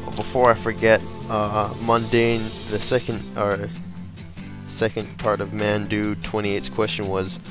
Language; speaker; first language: English; native; English